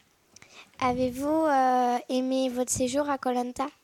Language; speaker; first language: French; native; French